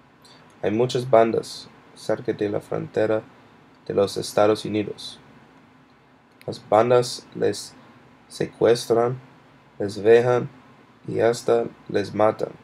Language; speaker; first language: Spanish; non-native, learner; English